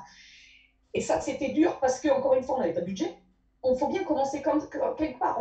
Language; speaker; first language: French; native; French